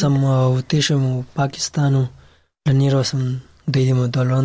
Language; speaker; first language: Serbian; non-native, learner; Pashto